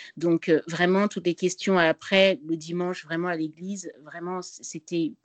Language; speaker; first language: French; native; French